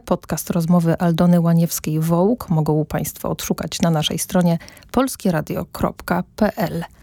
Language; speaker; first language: Polish; native; Polish